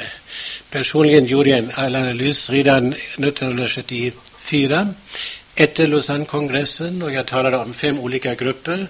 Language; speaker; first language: Swedish; non-native, fluent; German